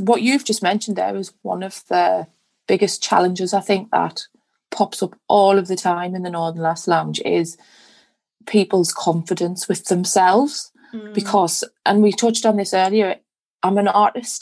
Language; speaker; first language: English; native; English